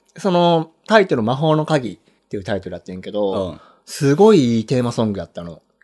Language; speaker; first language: Japanese; native; Japanese